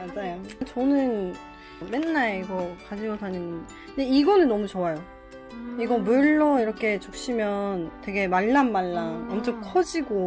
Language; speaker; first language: Korean; non-native, learner; Japanese